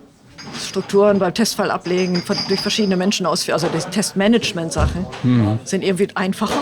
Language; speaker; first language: German; native; German